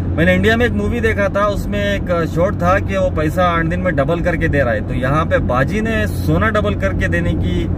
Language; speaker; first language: Hindi; native; Hindi